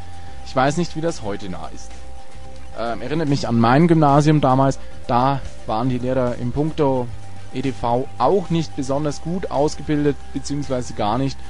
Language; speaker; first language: German; native; German